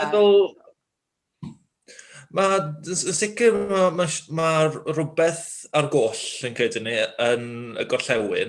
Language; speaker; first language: Welsh; native; Welsh